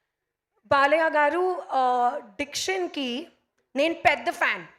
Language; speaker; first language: Telugu; non-native, learner; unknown